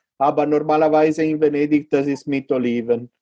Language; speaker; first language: German; non-native, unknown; Italian